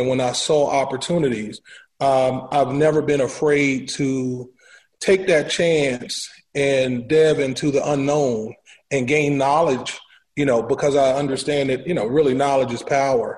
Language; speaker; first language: English; native; English